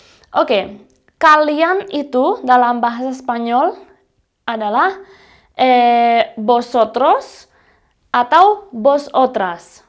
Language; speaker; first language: Indonesian; non-native, fluent; Spanish